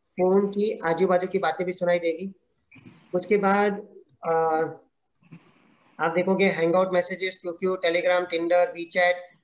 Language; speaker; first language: Hindi; non-native, local second language; Gujarati